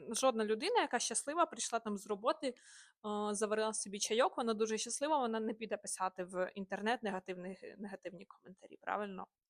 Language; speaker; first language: Ukrainian; native; Ukrainian